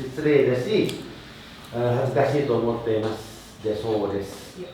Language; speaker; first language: Japanese; non-native, fluent; Indonesian